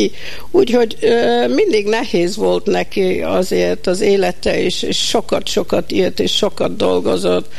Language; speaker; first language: Hungarian; early bilingual, heritage; Hungarian